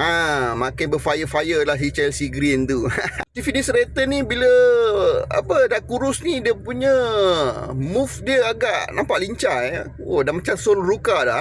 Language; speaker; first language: Malay; native; Malay